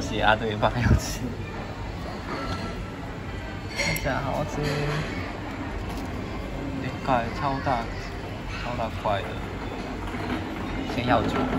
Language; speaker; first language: Chinese; non-native, fluent; Japanese